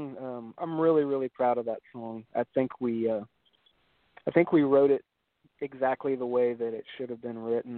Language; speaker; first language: English; native; English